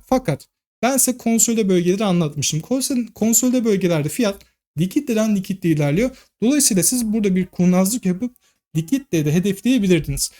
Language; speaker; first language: Turkish; native; Turkish